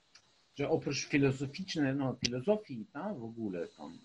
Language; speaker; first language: Polish; non-native, fluent; Ukrainian